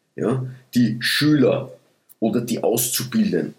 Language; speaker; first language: German; early bilingual, other home language; Dutch